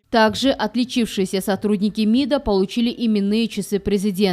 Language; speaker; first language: Russian; native; Russian